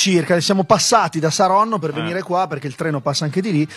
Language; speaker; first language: Italian; native; Italian